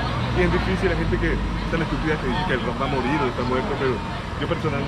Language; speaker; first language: Spanish; native; Spanish